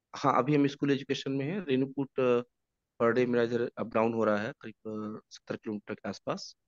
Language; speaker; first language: Hindi; native; Hindi